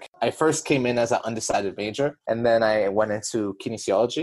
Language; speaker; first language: English; native; English